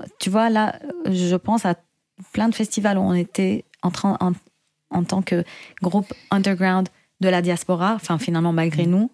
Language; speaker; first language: French; non-native, fluent; Arabic